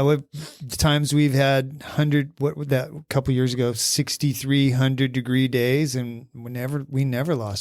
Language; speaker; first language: English; native; English